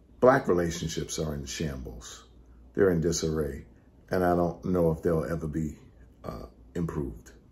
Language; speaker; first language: English; native; English